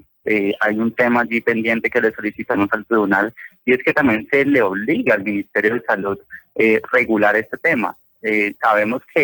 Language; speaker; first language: Spanish; native; Spanish